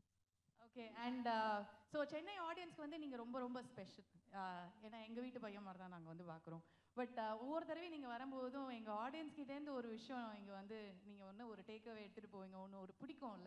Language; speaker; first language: Tamil; native; Tamil